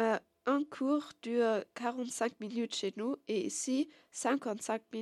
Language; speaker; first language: French; non-native, learner; German